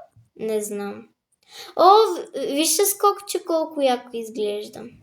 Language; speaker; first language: Bulgarian; native; Bulgarian